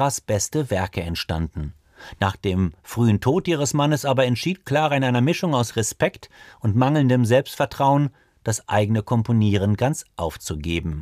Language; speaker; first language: German; native; German